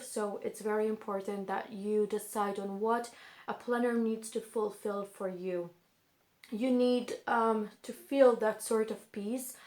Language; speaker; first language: English; non-native, fluent; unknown